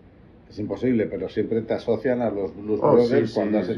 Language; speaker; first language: Spanish; native; Spanish